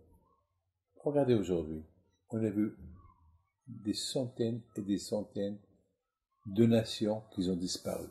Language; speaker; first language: French; non-native, local second language; Arabic